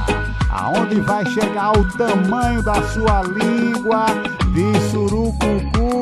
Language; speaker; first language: Portuguese; native; Portuguese